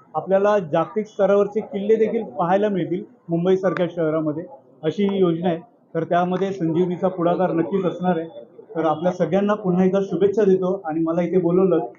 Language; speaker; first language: Marathi; native; Marathi